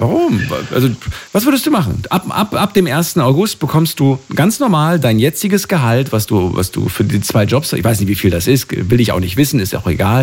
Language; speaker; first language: German; native; German